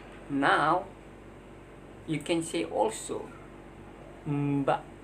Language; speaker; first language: English; non-native, learner; Indonesian